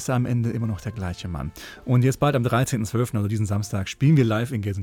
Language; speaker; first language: German; native; German